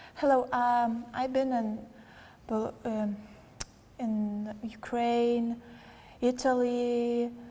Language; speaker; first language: English; non-native, learner; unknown